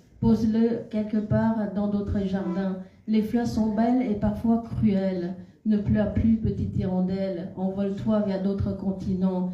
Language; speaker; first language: French; non-native, fluent; Khmer